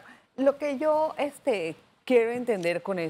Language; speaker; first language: Spanish; native; Spanish